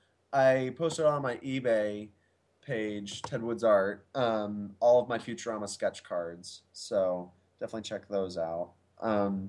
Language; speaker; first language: English; native; English